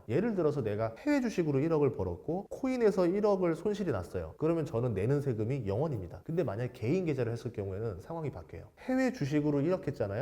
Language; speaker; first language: Korean; native; Korean